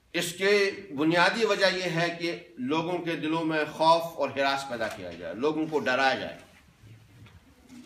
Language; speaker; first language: Hindi; non-native, local second language; Kashmiri